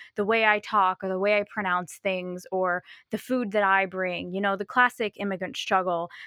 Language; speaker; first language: English; native; English